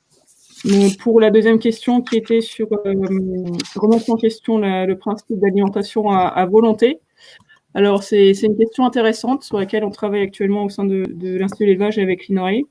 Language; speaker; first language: French; native; French